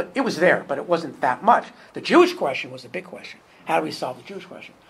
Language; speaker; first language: English; native; English